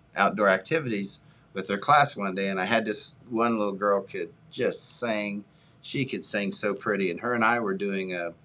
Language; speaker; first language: English; native; English